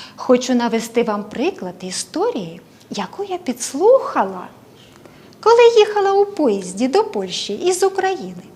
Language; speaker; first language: Ukrainian; native; Ukrainian